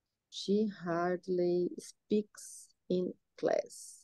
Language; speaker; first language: English; non-native, learner; Portuguese